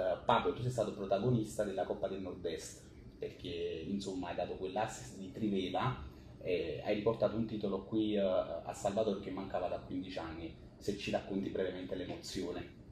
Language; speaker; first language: Italian; native; Italian